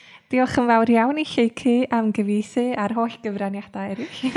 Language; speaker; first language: Welsh; native; Welsh